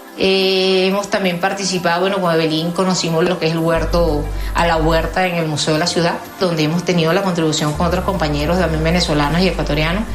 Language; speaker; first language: Spanish; native; Spanish